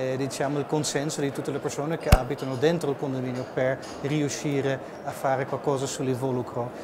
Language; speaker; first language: Italian; non-native, fluent; Dutch